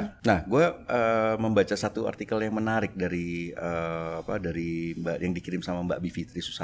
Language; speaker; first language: Indonesian; native; Indonesian